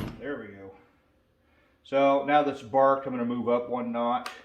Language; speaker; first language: English; native; English